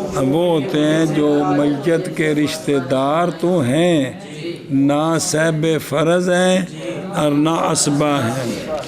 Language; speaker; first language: Urdu; non-native, local second language; Punjabi